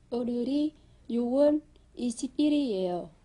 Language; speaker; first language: Korean; non-native, learner; Vietnamese